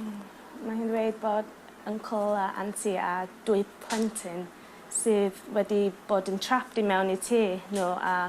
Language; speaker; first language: Welsh; non-native, local second language; English